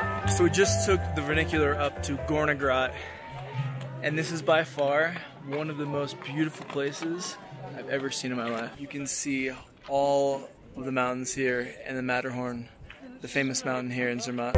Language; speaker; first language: English; native; English